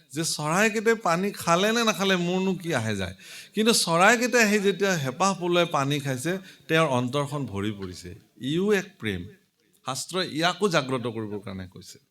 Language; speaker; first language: Assamese; native; Assamese